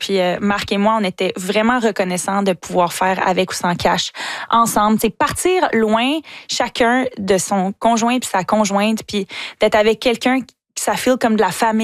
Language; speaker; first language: French; native; French